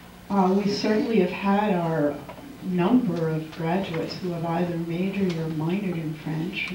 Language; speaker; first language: English; native; English